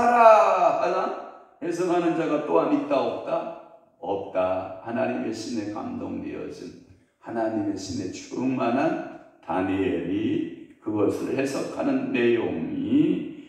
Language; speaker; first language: Korean; native; Korean